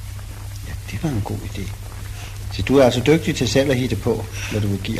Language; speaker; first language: Danish; native; Danish